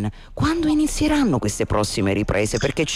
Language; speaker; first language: Italian; native; Italian